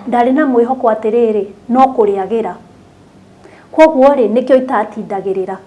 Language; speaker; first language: Kikuyu; native; Kikuyu